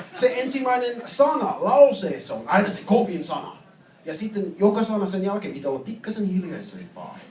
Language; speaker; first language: Finnish; non-native, learner; English